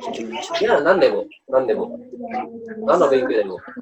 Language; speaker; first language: Japanese; non-native, learner; Indonesian